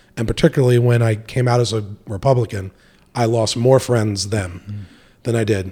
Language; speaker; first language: English; native; English